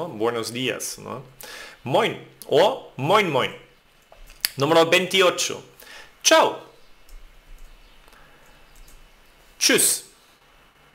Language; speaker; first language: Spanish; non-native, fluent; German